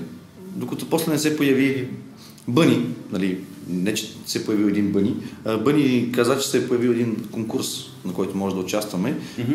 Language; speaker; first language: Bulgarian; native; Bulgarian